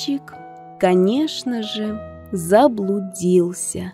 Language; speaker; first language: Russian; native; Russian